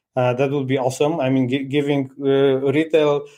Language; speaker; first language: English; non-native, fluent; Polish